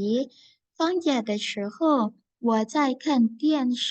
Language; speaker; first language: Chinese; non-native, fluent; Indonesian